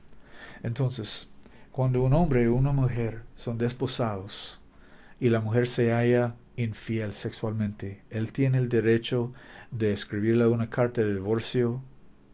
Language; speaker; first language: Spanish; non-native, learner; English